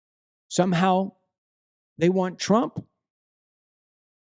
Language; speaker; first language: English; native; English